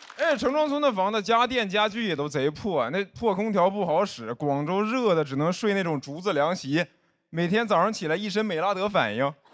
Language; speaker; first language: Chinese; native; Chinese